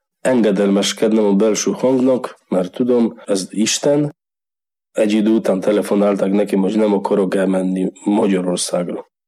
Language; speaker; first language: Hungarian; non-native, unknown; Polish